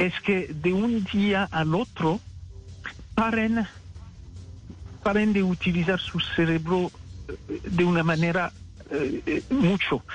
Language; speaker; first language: Spanish; non-native, fluent; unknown